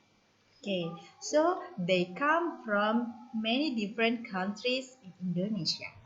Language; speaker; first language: English; non-native, learner; Indonesian